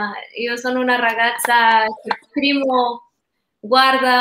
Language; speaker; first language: Italian; non-native, learner; Spanish